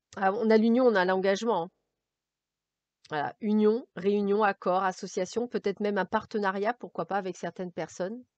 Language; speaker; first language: French; native; French